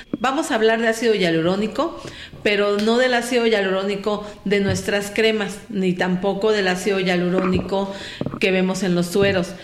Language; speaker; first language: Spanish; native; Spanish